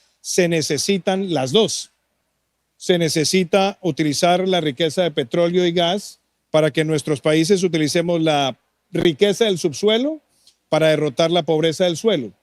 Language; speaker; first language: Spanish; native; Spanish